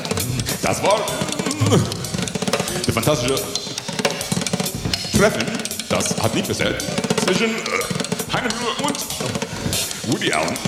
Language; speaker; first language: German; non-native, learner; English